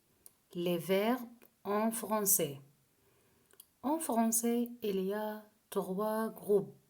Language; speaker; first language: French; non-native, fluent; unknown